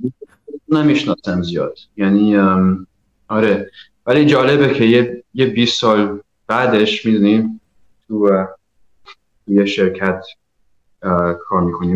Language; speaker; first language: Persian; early bilingual, heritage; Persian